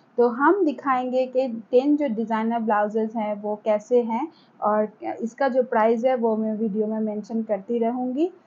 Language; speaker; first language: Hindi; non-native, local second language; Bangla